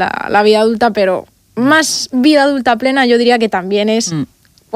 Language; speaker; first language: Spanish; native; Spanish